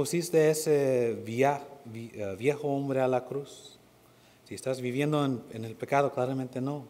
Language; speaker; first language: Spanish; non-native, fluent; English